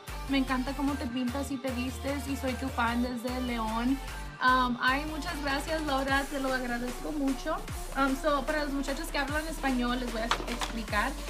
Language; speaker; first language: Spanish; early bilingual, heritage; Spanish